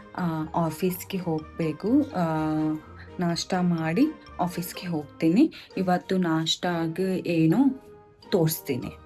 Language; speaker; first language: Kannada; non-native, learner; Telugu